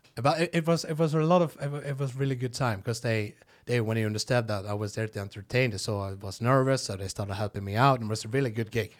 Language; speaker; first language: English; non-native, fluent; Norwegian